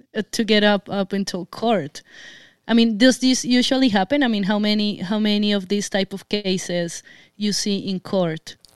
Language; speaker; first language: English; non-native, fluent; Spanish